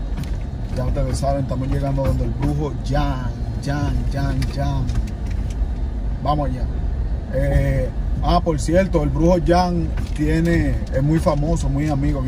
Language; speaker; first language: Spanish; native; Spanish